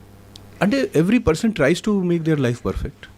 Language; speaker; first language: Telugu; non-native, fluent; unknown